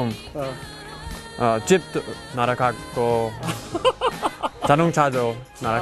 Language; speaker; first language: Korean; non-native, fluent; English